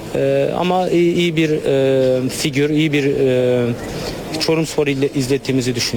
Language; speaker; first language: Turkish; native; Turkish